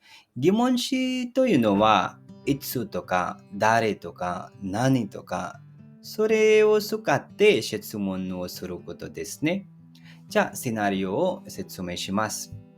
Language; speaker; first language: Japanese; non-native, fluent; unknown